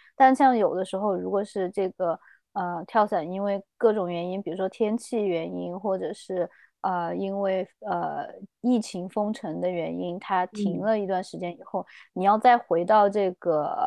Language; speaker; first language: Chinese; native; Chinese